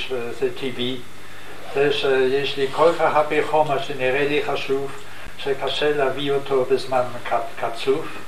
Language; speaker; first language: Hebrew; non-native, fluent; German